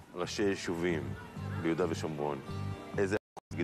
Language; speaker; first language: Hebrew; native; Hebrew